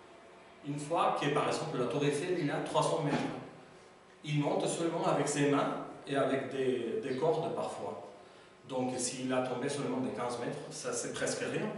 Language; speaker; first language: French; non-native, learner; Spanish